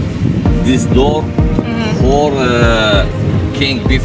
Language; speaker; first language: English; non-native, learner; Arabic